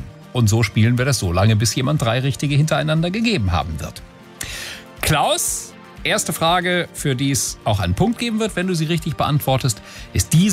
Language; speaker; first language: German; native; German